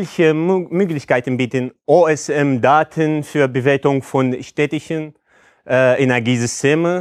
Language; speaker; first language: German; non-native, fluent; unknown